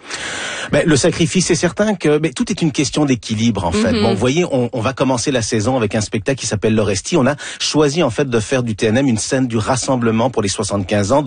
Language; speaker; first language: French; native; French